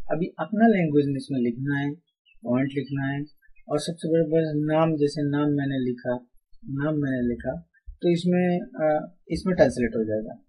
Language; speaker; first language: Hindi; non-native, local second language; Bangla